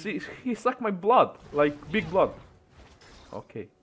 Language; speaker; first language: English; non-native, learner; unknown